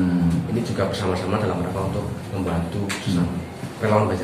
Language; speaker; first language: Indonesian; native; Indonesian